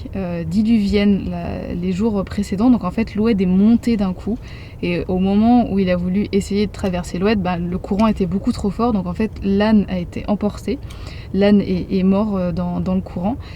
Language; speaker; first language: French; native; French